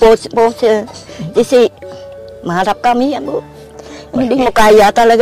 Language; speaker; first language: Filipino; non-native, learner; Vietnamese